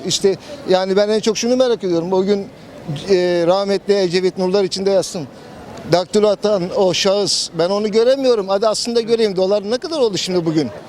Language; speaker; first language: Turkish; native; Turkish